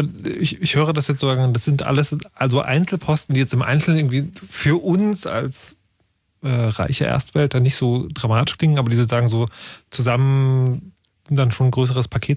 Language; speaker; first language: German; native; German